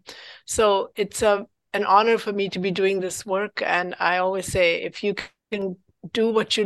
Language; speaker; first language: English; non-native, local second language; Punjabi